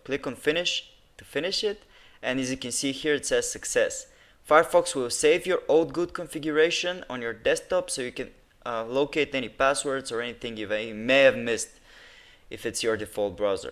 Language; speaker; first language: English; non-native, fluent; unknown